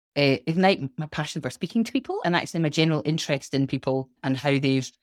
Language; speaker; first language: English; native; English